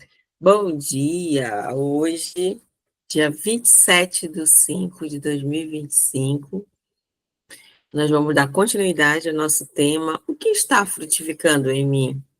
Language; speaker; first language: Portuguese; native; Portuguese